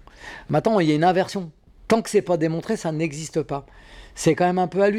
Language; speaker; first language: French; native; French